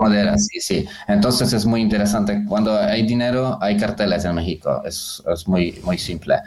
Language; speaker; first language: Spanish; non-native, learner; Polish